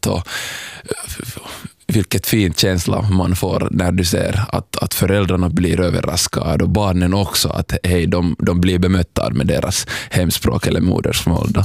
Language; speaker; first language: Swedish; non-native, fluent; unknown